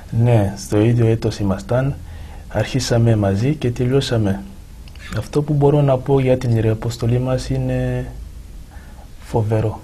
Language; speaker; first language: Greek; non-native, fluent; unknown